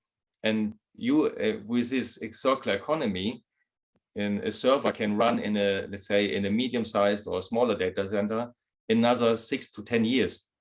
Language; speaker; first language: English; non-native, fluent; German